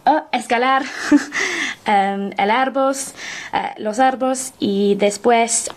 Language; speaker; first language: Spanish; non-native, learner; English